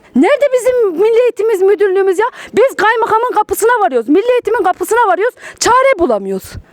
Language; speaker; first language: Turkish; native; Turkish